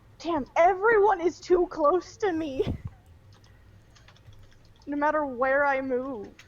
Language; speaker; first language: English; native; English